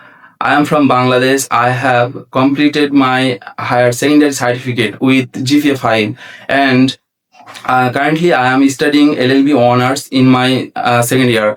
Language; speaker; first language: English; non-native, learner; Bangla